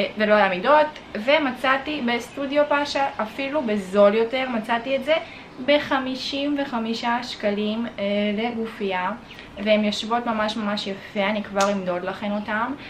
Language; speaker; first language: Hebrew; native; Hebrew